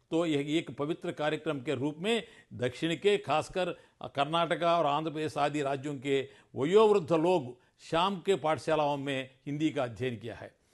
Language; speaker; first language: Hindi; non-native, local second language; Telugu